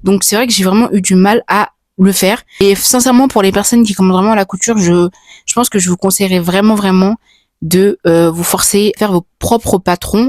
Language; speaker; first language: French; native; French